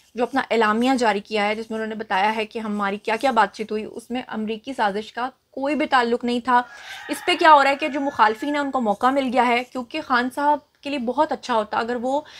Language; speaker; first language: Urdu; native; Urdu